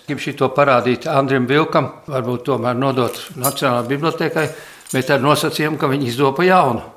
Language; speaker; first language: Latvian; early bilingual, heritage; Latvian